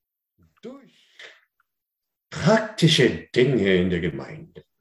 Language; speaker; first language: German; non-native, learner; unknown